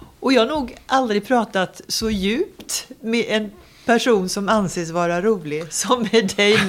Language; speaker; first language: Swedish; native; Swedish